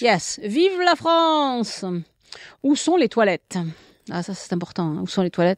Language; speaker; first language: French; native; French